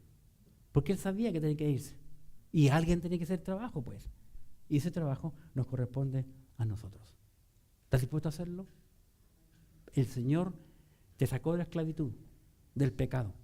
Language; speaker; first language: Spanish; native; Spanish